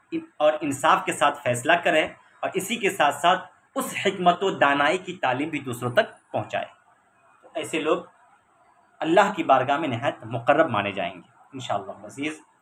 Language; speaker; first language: Urdu; native; Urdu